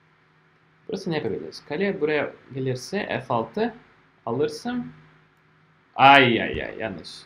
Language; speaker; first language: Turkish; non-native, fluent; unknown